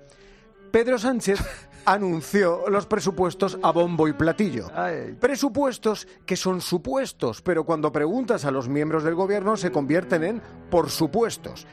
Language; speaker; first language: Spanish; native; Spanish